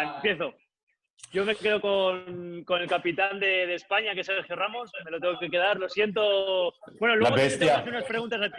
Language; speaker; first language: Spanish; native; Spanish